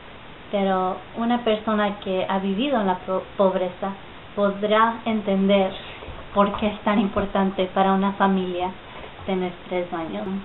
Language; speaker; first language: Spanish; early bilingual, heritage; Spanish